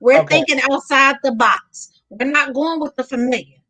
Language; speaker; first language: English; native; English